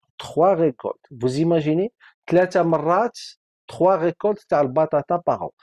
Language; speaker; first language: French; non-native, local second language; Arabic